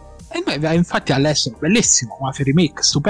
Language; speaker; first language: Italian; native; Italian